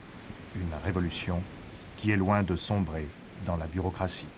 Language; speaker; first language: French; native; French